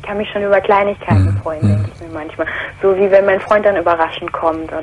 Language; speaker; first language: German; native; German